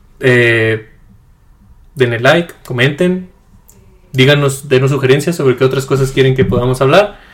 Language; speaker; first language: Spanish; early bilingual, heritage; Spanish